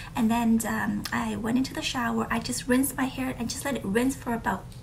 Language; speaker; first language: English; early bilingual, other home language; Vietnamese